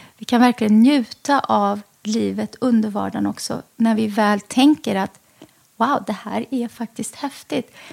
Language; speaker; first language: Swedish; early bilingual, other home language; Arabic